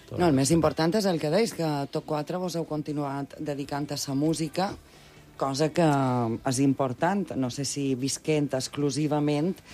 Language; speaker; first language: Catalan; native; Catalan